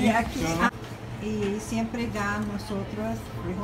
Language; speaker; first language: Spanish; non-native, learner; English